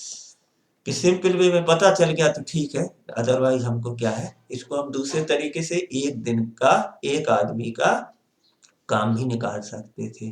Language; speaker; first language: Hindi; native; Hindi